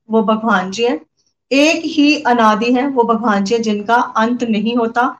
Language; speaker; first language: Hindi; non-native, local second language; Punjabi